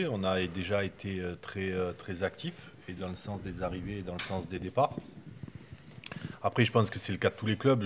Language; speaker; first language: French; native; French